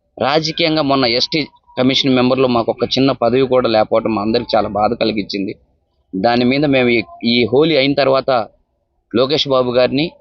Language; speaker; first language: Telugu; non-native, local second language; Lambadi